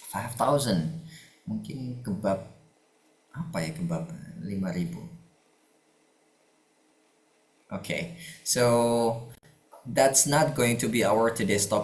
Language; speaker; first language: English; non-native, fluent; Indonesian